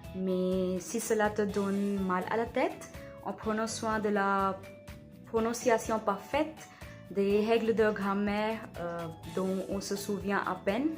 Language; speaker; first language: French; non-native, learner; Hindi